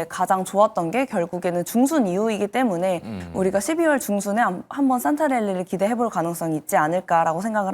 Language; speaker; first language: Korean; native; Korean